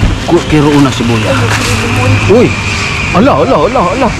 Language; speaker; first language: Spanish; non-native, learner; Filipino